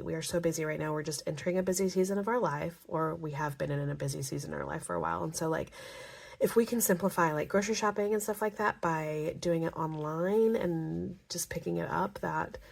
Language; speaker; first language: English; native; English